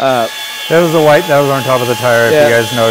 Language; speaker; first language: English; native; English